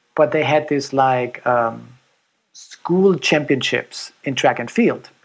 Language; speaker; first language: English; non-native, fluent; German